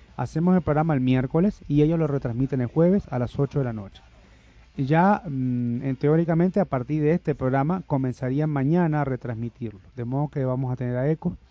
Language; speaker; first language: Spanish; native; Spanish